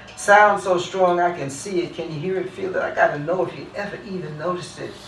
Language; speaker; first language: English; early bilingual, other home language; Spanish